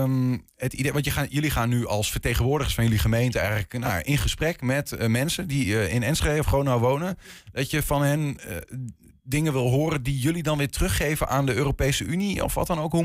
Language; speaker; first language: Dutch; native; Dutch